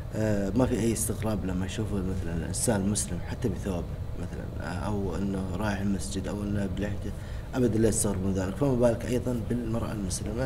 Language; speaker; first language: Arabic; native; Arabic